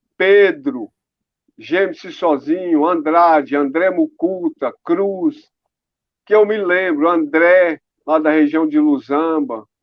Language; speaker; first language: Portuguese; native; Portuguese